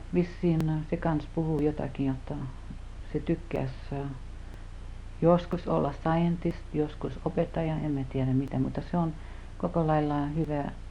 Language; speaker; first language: Finnish; early bilingual, heritage; Finnish